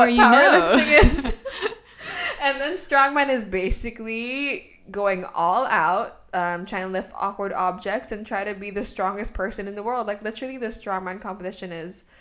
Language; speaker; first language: English; native; English